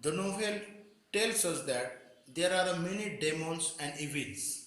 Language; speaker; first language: English; non-native, local second language; Marathi